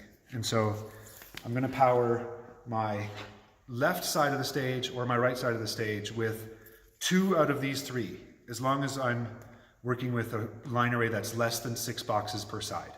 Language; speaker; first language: English; native; English